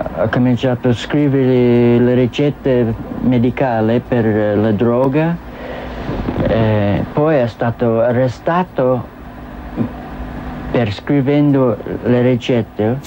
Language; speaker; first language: Italian; non-native, learner; English